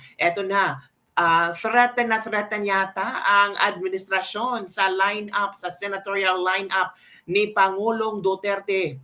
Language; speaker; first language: Filipino; native; Filipino